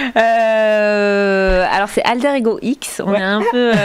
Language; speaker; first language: French; native; French